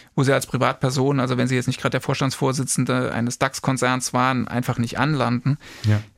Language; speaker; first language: German; native; German